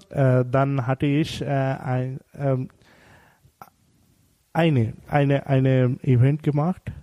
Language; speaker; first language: German; non-native, learner; Bangla